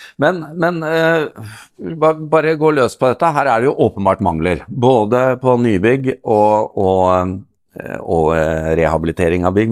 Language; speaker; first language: Norwegian; native; Norwegian